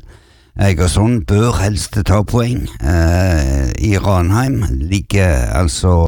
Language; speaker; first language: Norwegian; native; Norwegian